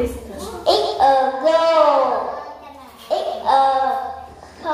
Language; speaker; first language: English; non-native, learner; Vietnamese